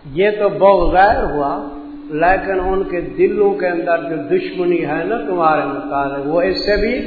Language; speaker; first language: Urdu; non-native, local second language; Punjabi